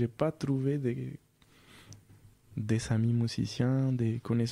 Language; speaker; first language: French; non-native, fluent; Spanish